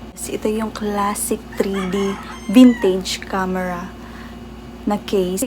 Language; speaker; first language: Filipino; native; Filipino